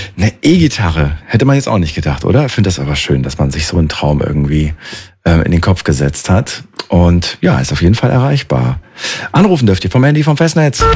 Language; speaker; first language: German; native; German